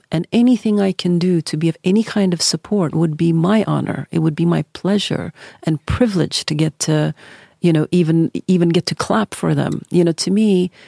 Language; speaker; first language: English; early bilingual, other home language; Norwegian